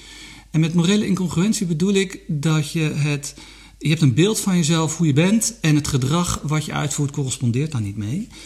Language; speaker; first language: Dutch; native; Dutch